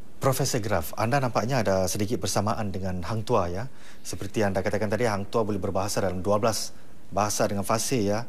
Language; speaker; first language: Malay; native; Malay